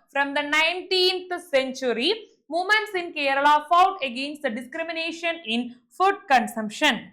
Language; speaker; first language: English; non-native, local second language; Malayalam